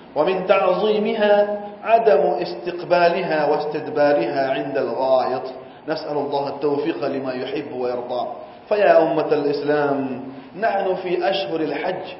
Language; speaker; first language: Arabic; non-native, fluent; Gujarati